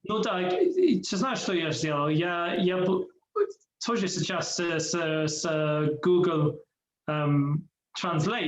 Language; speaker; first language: Russian; non-native, learner; English